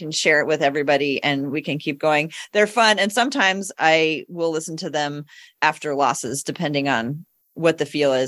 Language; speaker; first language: English; native; English